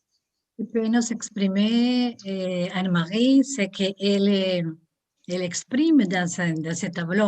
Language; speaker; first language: French; non-native, learner; Spanish